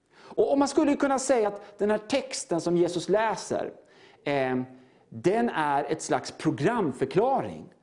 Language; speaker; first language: Swedish; native; Swedish